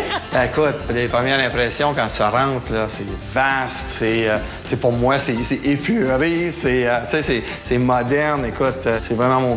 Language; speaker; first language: French; native; French